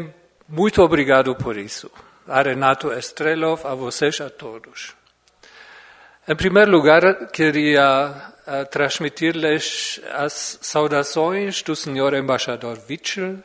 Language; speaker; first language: Portuguese; non-native, fluent; German